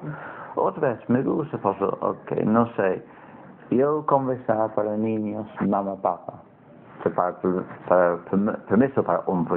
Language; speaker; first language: Spanish; non-native, learner; English